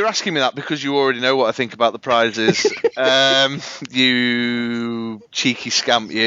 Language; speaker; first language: English; native; English